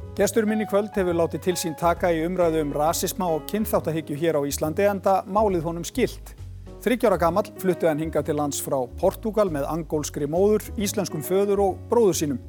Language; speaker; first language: Icelandic; native; Icelandic